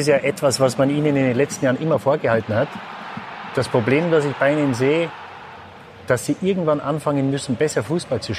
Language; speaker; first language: German; native; German